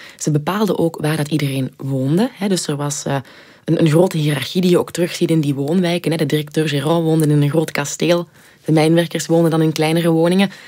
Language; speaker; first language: Dutch; native; Dutch